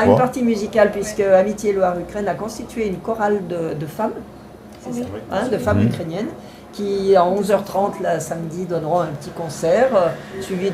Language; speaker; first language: French; native; French